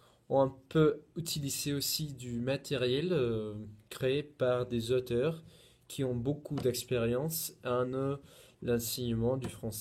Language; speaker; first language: French; non-native, fluent; Spanish